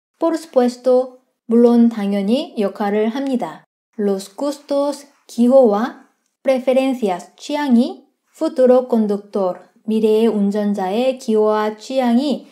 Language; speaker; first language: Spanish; non-native, fluent; Korean